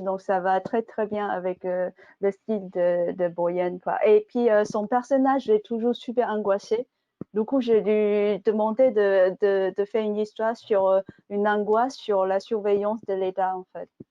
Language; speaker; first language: French; non-native, fluent; Chinese